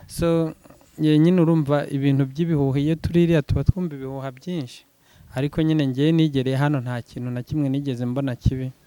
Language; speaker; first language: Kinyarwanda; early bilingual, heritage; Kinyarwanda